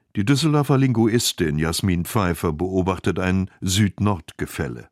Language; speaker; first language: German; native; German